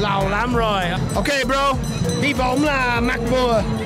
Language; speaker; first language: Vietnamese; non-native, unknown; English